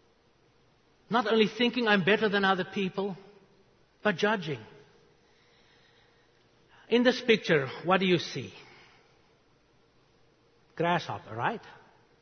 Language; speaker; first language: English; non-native, local second language; Afrikaans